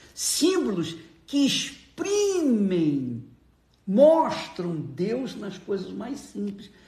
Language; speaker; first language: Portuguese; native; Portuguese